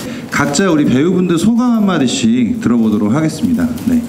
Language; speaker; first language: Korean; native; Korean